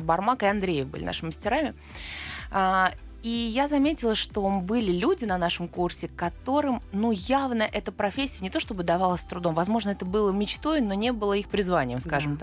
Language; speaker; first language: Russian; native; Russian